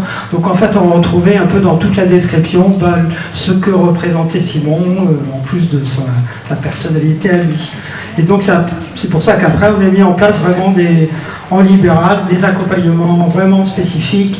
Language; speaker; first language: French; native; French